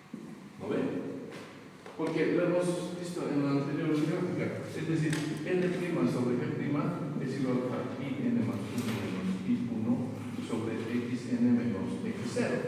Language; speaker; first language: Spanish; native; Spanish